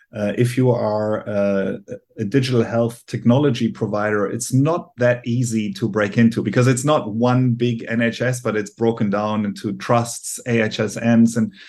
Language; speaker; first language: English; non-native, fluent; German